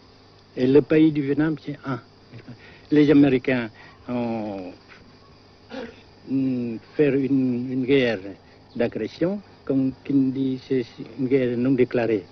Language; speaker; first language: French; non-native, local second language; Vietnamese